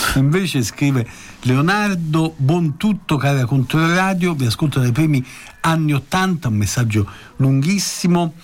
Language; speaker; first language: Italian; native; Italian